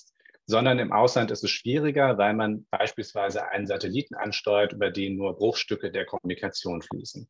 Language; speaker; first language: German; native; German